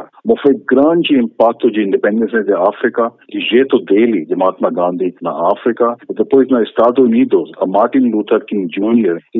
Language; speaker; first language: Portuguese; non-native, fluent; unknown